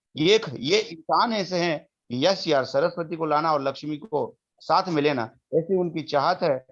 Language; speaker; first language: Hindi; non-native, local second language; Kannada